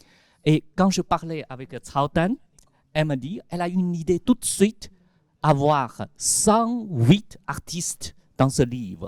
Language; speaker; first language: French; non-native, fluent; Chinese